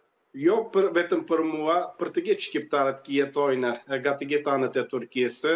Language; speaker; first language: Albanian; early bilingual, heritage; Albanian